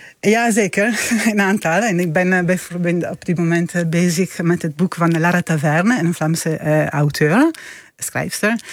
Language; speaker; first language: Dutch; non-native, fluent; Italian